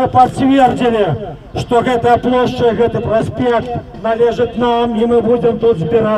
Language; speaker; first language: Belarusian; non-native, local second language; Russian